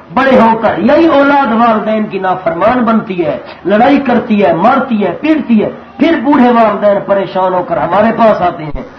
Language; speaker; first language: Urdu; non-native, local second language; Pashto